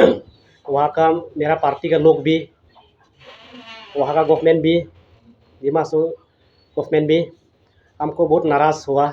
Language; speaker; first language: Hindi; non-native, local second language; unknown